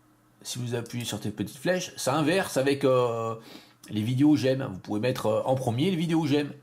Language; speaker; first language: French; native; French